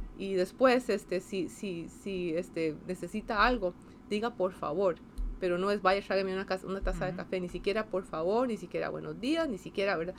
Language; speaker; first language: Spanish; native; Spanish